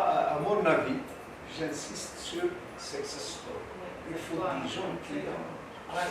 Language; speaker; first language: French; non-native, local second language; Arabic